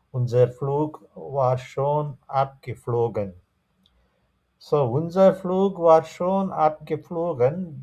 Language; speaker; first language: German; non-native, fluent; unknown